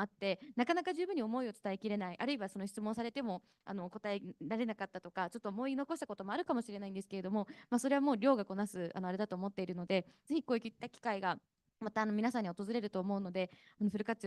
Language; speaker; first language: Japanese; native; Japanese